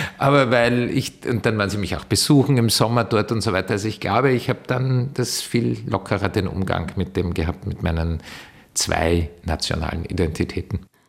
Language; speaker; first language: German; early bilingual, other home language; Turkish